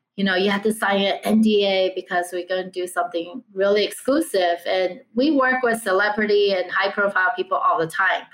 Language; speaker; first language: English; early bilingual, other home language; Chinese